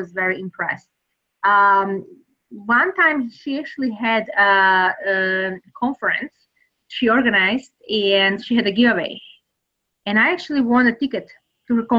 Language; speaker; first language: English; non-native, fluent; Serbian